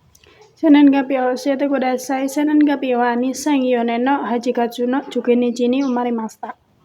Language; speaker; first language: Japanese; non-native, learner; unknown